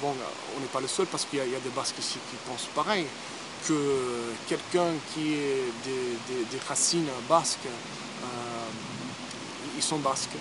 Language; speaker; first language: French; early bilingual, heritage; English